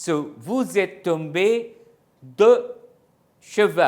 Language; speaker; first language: French; non-native, fluent; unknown